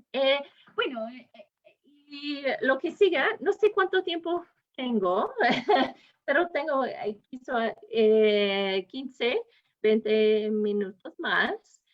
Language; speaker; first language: Spanish; non-native, fluent; English